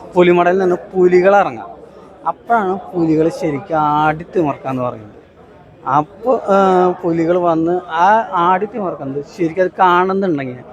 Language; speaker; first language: Malayalam; native; Malayalam